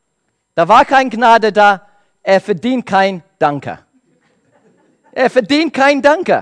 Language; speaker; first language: German; non-native, learner; English